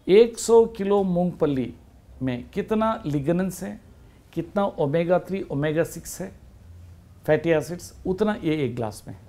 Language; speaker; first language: Hindi; non-native, local second language; Kannada